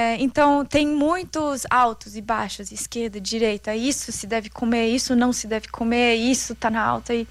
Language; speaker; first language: Portuguese; non-native, fluent; German